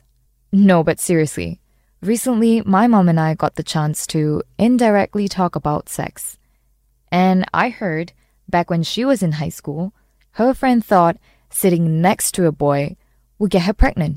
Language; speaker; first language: English; non-native, local second language; Chinese